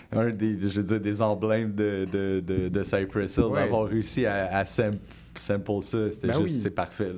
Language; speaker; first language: French; native; French